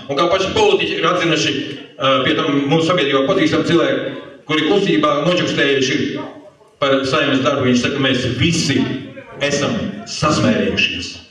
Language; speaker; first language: Latvian; native; Latvian